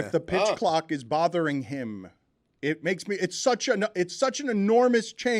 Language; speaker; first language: English; native; English